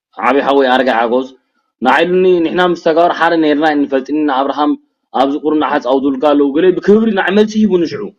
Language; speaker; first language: Tigrinya; early bilingual, heritage; Tigrinya